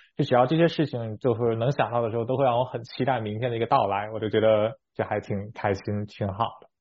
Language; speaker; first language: Chinese; native; Chinese